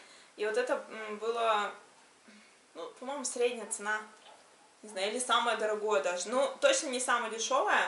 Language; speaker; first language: Russian; native; Russian